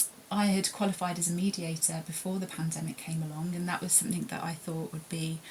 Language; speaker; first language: English; native; English